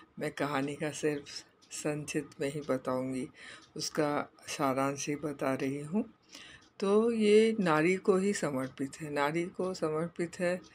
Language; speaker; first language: Hindi; non-native, local second language; Bangla